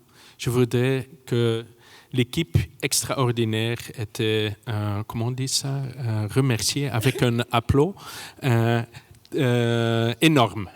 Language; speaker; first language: French; non-native, fluent; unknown